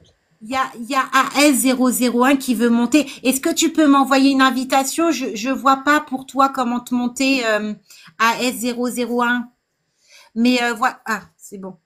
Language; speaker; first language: French; native; French